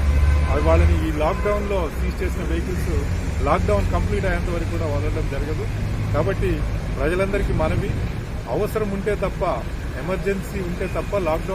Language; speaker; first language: Telugu; native; Telugu